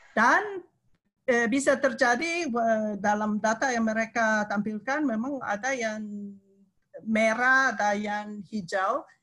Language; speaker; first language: Indonesian; non-native, fluent; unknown